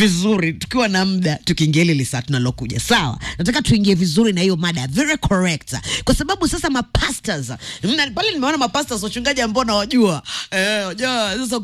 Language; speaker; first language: Swahili; native; Swahili